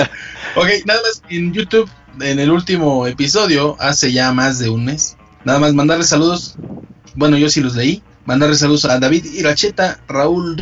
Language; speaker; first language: Spanish; native; Spanish